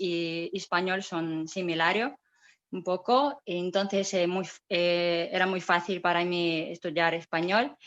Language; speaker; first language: Spanish; non-native, learner; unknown